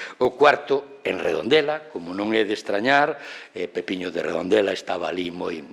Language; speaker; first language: Galician; non-native, local second language; Spanish